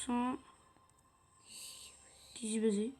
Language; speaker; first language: French; native; French